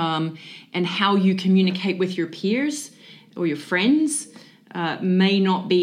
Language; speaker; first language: English; native; English